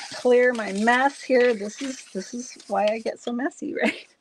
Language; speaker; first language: English; native; English